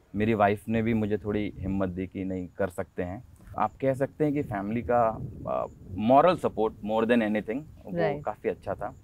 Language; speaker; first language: Hindi; native; Hindi